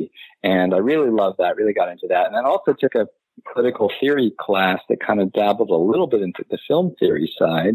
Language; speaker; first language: English; native; English